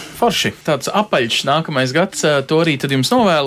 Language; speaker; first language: Latvian; native; Latvian